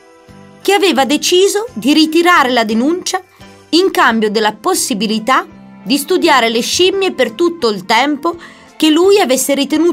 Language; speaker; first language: Italian; native; Italian